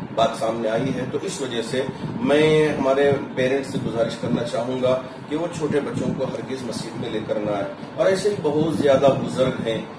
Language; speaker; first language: Hindi; non-native, local second language; Urdu